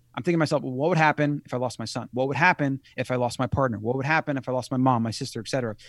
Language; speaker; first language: English; native; English